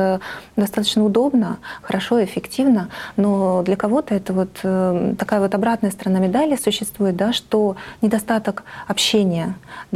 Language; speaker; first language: Russian; native; Russian